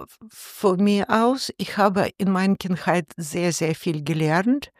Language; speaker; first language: German; non-native, learner; Russian